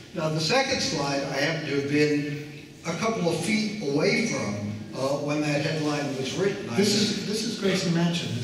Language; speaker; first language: English; native; English